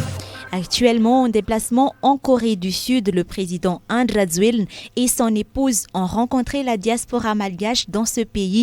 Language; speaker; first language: French; non-native, local second language; Malagasy